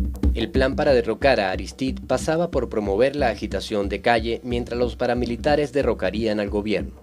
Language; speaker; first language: Spanish; native; Spanish